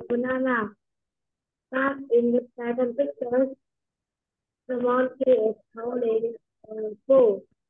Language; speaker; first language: English; non-native, learner; Vietnamese